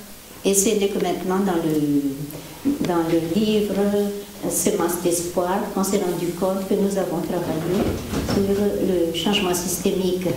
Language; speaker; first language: French; non-native, local second language; Malagasy